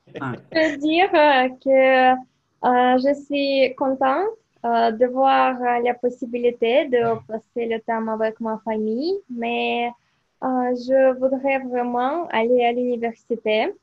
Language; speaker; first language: French; non-native, learner; Russian